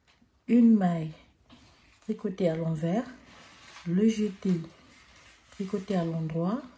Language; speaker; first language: French; native; French